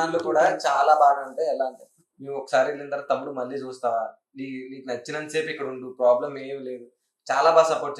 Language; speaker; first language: Telugu; native; Telugu